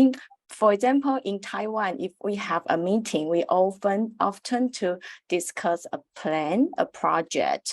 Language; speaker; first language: English; non-native, learner; Chinese